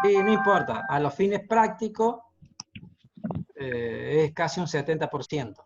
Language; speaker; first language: Spanish; native; Spanish